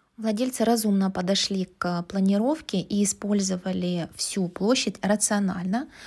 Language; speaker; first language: Russian; native; Russian